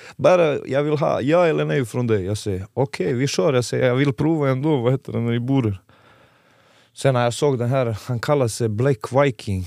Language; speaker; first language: Swedish; non-native, fluent; Serbian